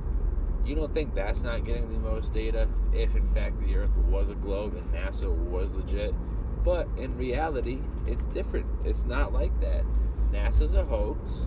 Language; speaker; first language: English; native; English